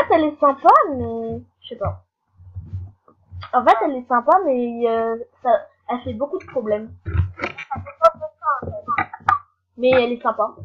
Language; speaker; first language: French; native; French